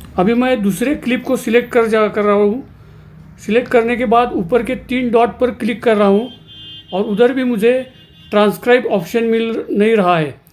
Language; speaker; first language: Hindi; non-native, local second language; Marathi